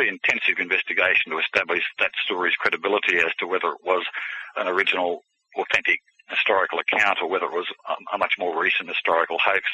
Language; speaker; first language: English; native; English